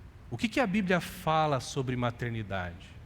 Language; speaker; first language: Portuguese; native; Portuguese